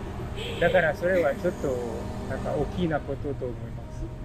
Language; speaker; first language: Japanese; non-native, learner; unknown